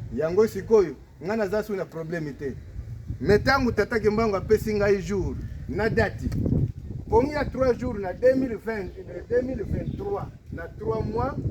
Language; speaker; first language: Lingala; non-native, local second language; Kongo